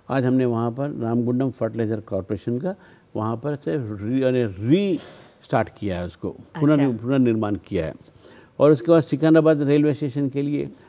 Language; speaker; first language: Hindi; non-native, local second language; Telugu